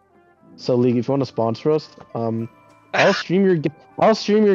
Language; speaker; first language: English; native; English